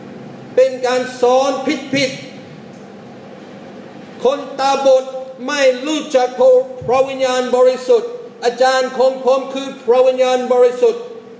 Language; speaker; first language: Thai; non-native, fluent; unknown